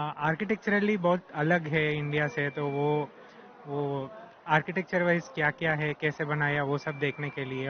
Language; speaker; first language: Hindi; non-native, local second language; Telugu